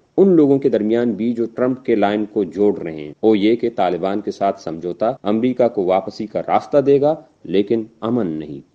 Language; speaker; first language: Urdu; non-native, local second language; Baluchi